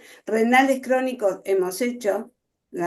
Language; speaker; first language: Spanish; native; Spanish